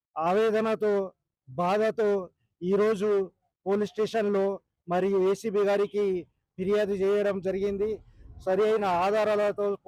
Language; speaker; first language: Telugu; non-native, local second language; Lambadi